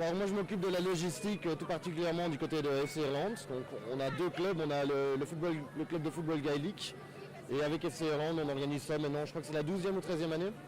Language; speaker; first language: French; native; French